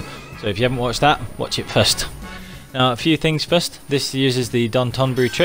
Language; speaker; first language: English; native; English